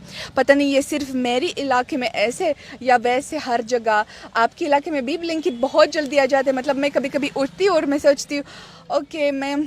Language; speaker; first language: Hindi; non-native, learner; Russian